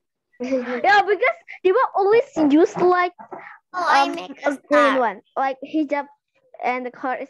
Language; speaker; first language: English; non-native, learner; Indonesian